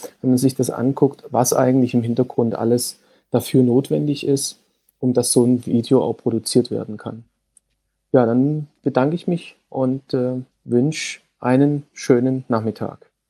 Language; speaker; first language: German; native; German